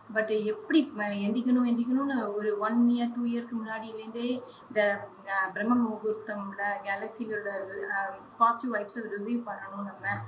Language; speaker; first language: Tamil; non-native, local second language; Hindi